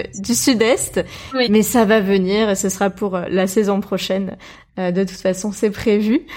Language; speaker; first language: French; native; French